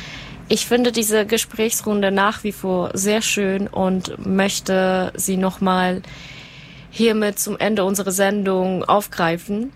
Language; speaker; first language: German; native; German